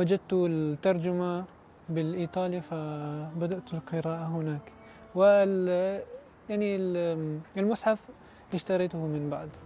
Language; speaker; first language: Arabic; non-native, learner; Italian